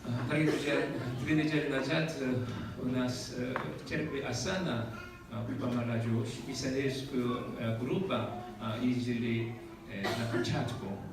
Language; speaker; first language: Russian; non-native, learner; Korean